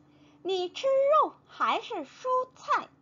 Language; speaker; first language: Chinese; non-native, fluent; Korean